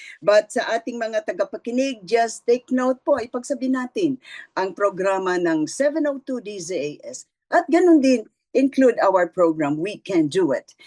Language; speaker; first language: Filipino; non-native, local second language; Hiligaynon